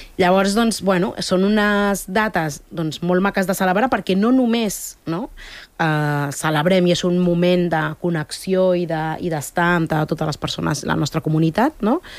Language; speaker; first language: Catalan; early bilingual, other home language; Spanish